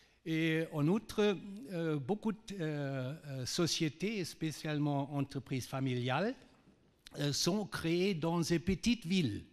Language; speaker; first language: French; non-native, fluent; German